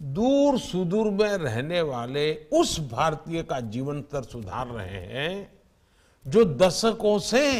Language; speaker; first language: Hindi; non-native, local second language; Gujarati